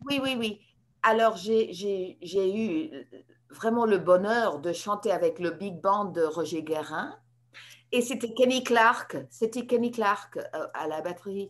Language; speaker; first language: French; non-native, fluent; English